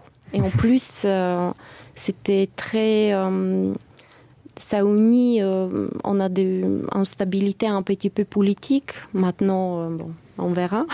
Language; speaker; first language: French; non-native, fluent; Bulgarian